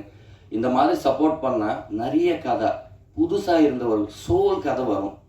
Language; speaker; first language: Tamil; non-native, learner; Telugu